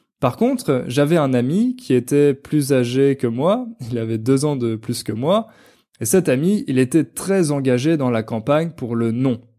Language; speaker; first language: French; native; French